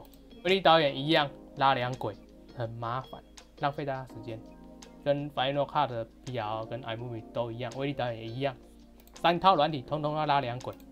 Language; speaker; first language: Chinese; native; Chinese